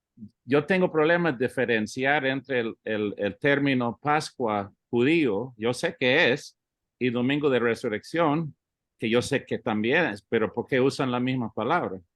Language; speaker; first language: Spanish; early bilingual, heritage; English